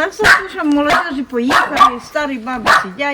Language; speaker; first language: Ukrainian; non-native, local second language; Hungarian